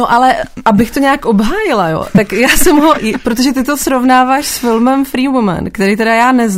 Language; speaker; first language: Czech; native; Czech